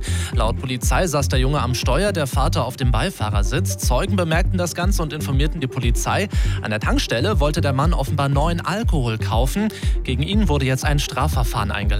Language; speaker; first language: German; native; German